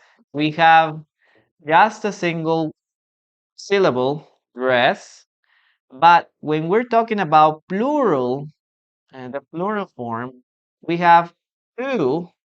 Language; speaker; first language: English; non-native, fluent; Spanish